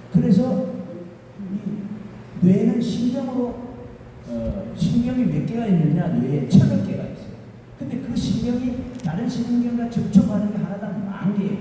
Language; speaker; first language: Korean; native; Korean